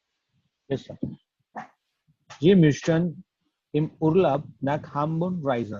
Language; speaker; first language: German; non-native, learner; Gujarati